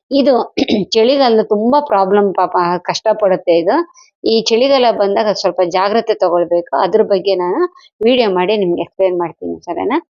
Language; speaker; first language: Kannada; native; Kannada